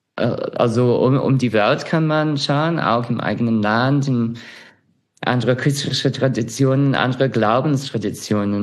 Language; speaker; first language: German; non-native, fluent; English